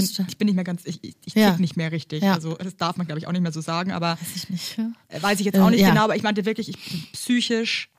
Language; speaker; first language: German; early bilingual, other home language; Kinyarwanda